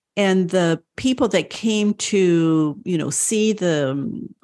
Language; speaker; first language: English; early bilingual, other home language; French